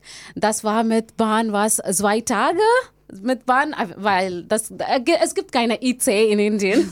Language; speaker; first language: German; non-native, learner; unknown